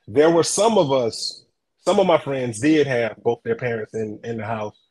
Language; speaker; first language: English; native; English